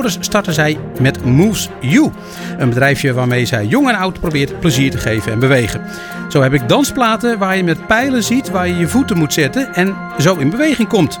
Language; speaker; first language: Dutch; native; Dutch